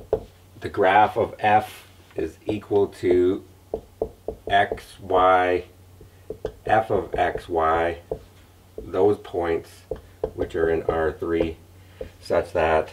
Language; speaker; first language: English; native; English